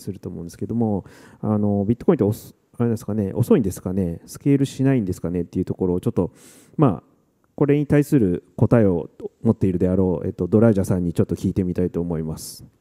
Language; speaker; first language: Japanese; native; Japanese